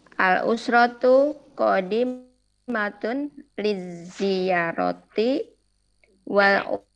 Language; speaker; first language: Arabic; non-native, learner; Indonesian